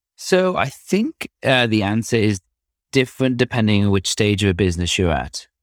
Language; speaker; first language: English; native; English